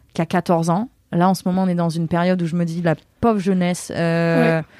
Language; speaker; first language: French; native; French